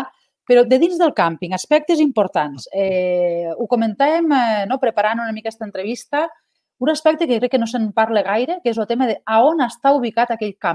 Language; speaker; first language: Catalan; native; Catalan